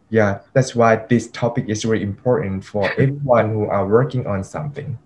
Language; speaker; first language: English; non-native, fluent; Thai